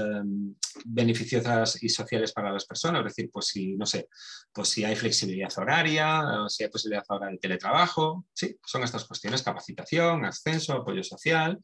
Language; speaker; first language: Spanish; native; Spanish